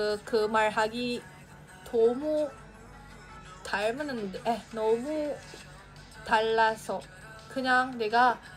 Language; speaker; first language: Korean; non-native, learner; Indonesian